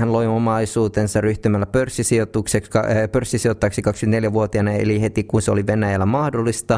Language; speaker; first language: Finnish; native; Finnish